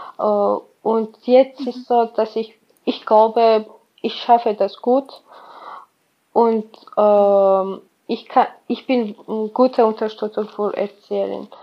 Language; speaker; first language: German; non-native, learner; Georgian